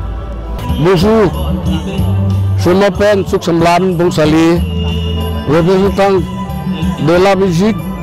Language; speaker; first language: French; non-native, learner; Lao